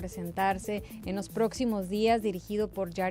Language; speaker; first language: Spanish; native; Spanish